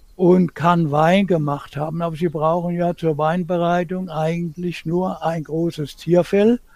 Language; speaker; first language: German; native; German